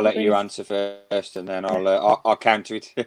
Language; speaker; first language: English; native; English